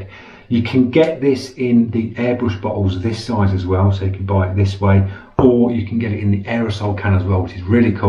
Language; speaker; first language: English; native; English